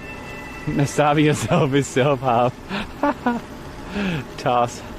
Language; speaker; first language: English; native; English